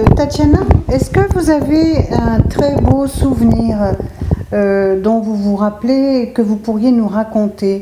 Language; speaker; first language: French; native; French